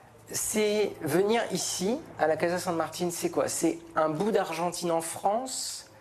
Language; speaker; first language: French; native; French